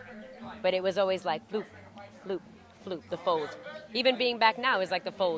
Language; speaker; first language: English; native; English